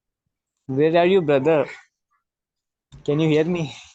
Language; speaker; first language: English; non-native, learner; Kannada